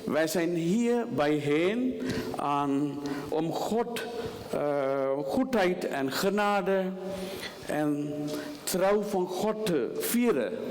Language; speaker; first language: Dutch; non-native, fluent; Tamil